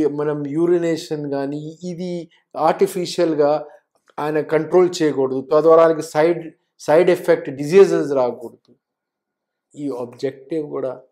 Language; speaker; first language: Telugu; non-native, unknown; Hindi